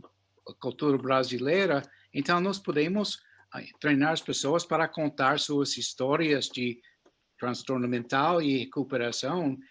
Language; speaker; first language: Portuguese; non-native, fluent; English